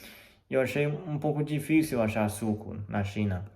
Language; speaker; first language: Portuguese; non-native, fluent; Chinese